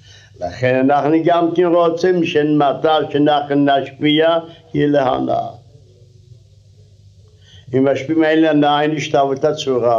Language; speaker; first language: Hebrew; non-native, fluent; Russian